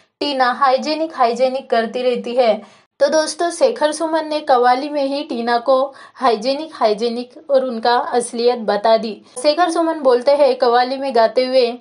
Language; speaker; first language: Hindi; native; Hindi